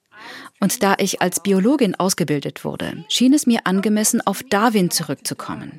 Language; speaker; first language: German; native; German